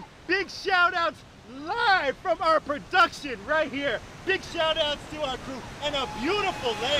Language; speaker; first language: English; native; English